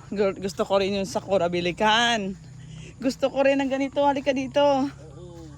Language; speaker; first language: Filipino; native; Filipino